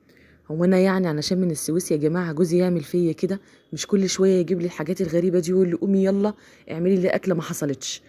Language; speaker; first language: Arabic; native; Arabic